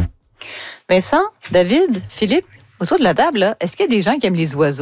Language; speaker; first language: French; native; French